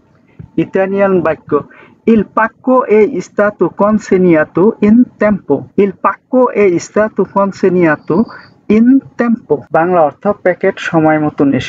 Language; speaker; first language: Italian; non-native, learner; Bangla